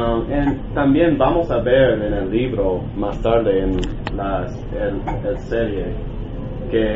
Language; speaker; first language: Spanish; non-native, learner; English